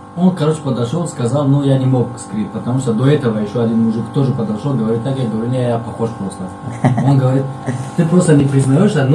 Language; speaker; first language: Russian; non-native, fluent; Tajik